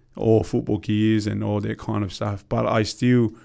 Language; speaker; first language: English; non-native, fluent; Tongan